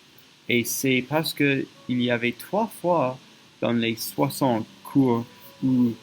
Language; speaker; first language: French; non-native, fluent; English